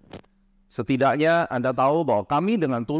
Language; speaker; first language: Indonesian; native; Indonesian